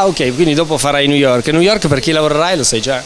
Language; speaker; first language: Italian; native; Italian